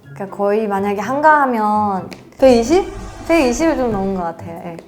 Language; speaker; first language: Korean; non-native, fluent; Persian